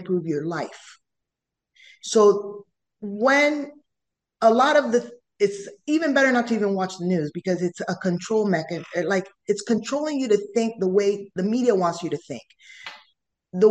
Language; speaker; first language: English; non-native, fluent; Spanish